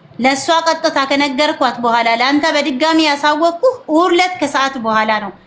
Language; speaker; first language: Amharic; native; Amharic